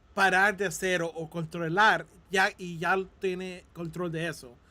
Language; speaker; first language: Spanish; non-native, fluent; English